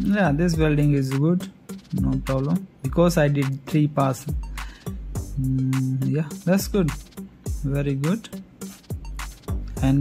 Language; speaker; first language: English; non-native, learner; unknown